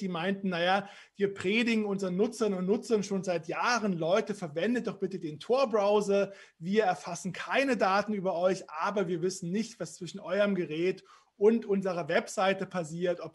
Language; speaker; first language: German; native; German